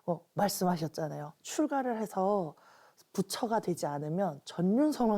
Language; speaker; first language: Korean; native; Korean